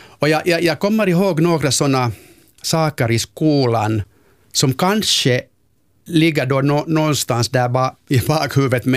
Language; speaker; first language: Swedish; non-native, local second language; Finnish